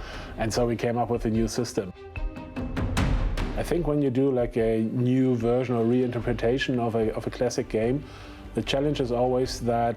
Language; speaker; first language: English; non-native, fluent; German